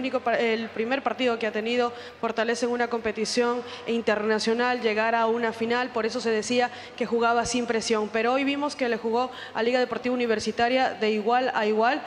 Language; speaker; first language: Spanish; native; Spanish